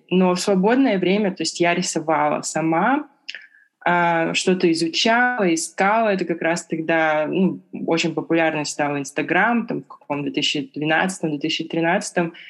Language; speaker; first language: Russian; native; Russian